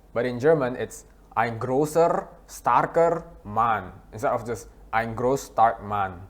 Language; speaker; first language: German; non-native, fluent; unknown